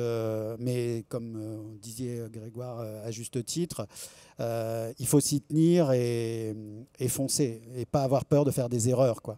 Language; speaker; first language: French; native; French